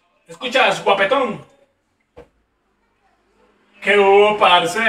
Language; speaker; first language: Spanish; native; Spanish